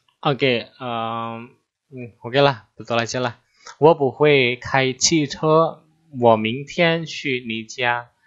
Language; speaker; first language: Chinese; non-native, fluent; Indonesian